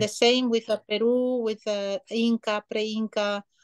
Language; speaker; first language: English; non-native, fluent; Spanish